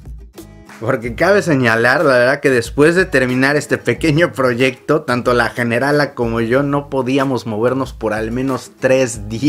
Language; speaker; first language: Spanish; native; Spanish